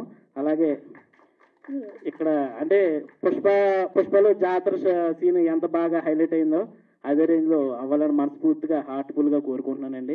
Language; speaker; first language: Telugu; native; Telugu